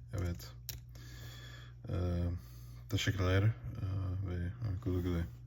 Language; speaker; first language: Turkish; non-native, learner; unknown